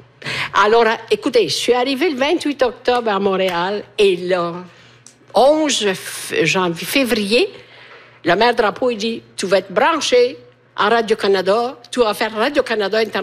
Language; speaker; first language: French; non-native, fluent; Italian